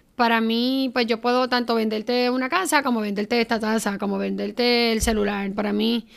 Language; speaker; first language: Spanish; native; Spanish